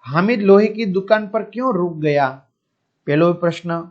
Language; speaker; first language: Hindi; non-native, local second language; Gujarati